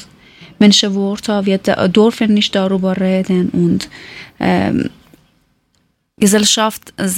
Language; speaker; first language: German; non-native, learner; Persian